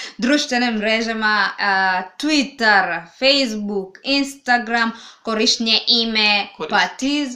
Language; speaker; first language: Serbian; non-native, learner; Swahili